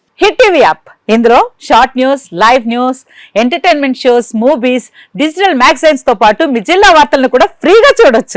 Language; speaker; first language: Telugu; native; Telugu